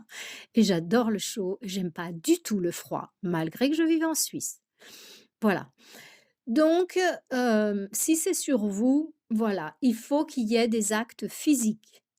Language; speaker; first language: French; native; French